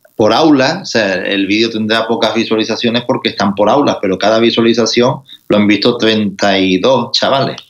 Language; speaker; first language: Spanish; native; Spanish